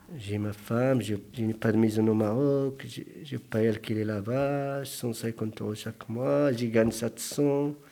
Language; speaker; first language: French; non-native, learner; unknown